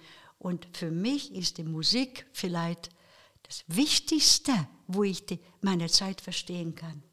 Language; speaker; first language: German; non-native, fluent; Hungarian